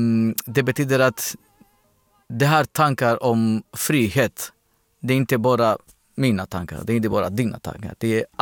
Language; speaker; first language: Swedish; non-native, learner; Greek